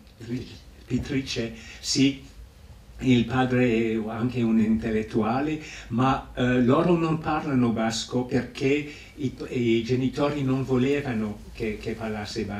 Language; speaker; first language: Italian; non-native, fluent; English